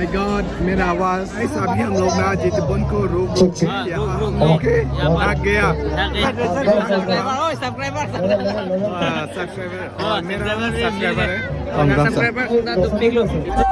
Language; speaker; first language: Hindi; non-native, local second language; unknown